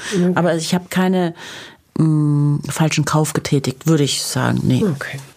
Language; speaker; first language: German; native; German